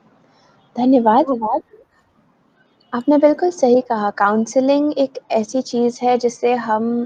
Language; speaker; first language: Hindi; native; Hindi